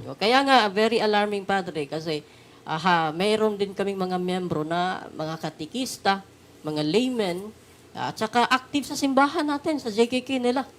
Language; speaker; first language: Filipino; non-native, local second language; Cebuano